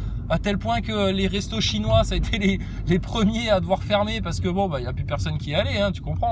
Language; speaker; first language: French; native; French